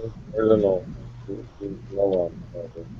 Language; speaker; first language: English; non-native, learner; Russian